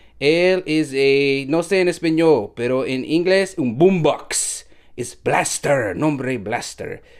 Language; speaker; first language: Spanish; non-native, learner; English